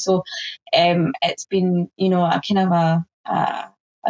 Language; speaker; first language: English; native; English